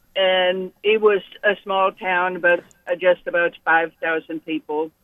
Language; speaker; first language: English; non-native, fluent; Swedish